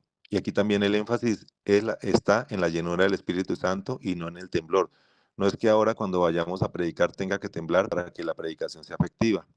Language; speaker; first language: Spanish; native; Spanish